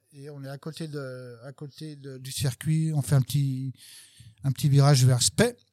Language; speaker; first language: French; native; French